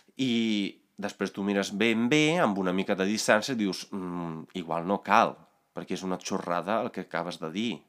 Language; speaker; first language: Catalan; non-native, fluent; Italian